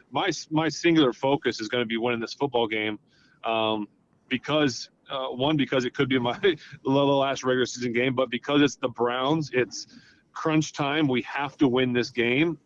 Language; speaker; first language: English; native; English